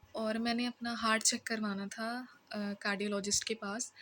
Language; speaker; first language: Hindi; non-native, local second language; Punjabi